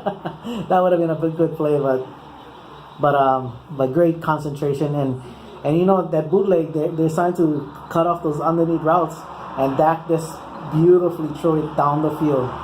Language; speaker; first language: English; native; English